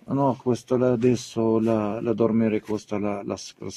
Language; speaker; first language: Italian; non-native, learner; Arabic